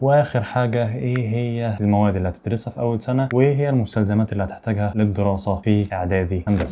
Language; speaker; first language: Arabic; native; Arabic